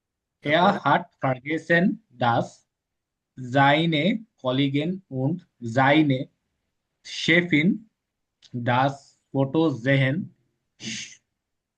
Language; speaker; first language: German; non-native, learner; Bangla